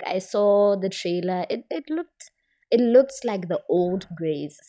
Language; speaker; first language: English; non-native, local second language; Tswana